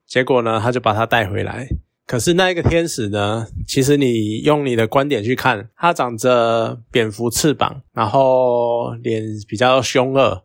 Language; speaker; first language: Chinese; native; Chinese